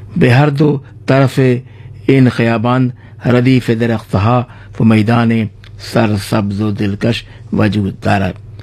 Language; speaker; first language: Persian; non-native, fluent; Urdu